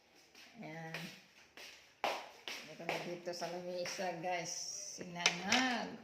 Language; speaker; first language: Filipino; native; Filipino